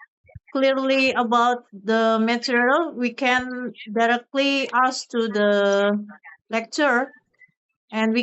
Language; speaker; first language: English; non-native, learner; Indonesian